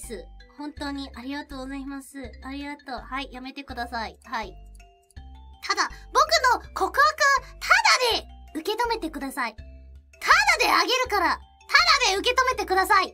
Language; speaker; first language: Japanese; non-native, fluent; English